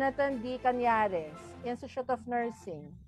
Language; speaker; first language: English; non-native, local second language; Filipino